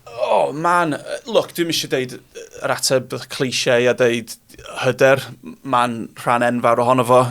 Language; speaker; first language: Welsh; non-native, local second language; English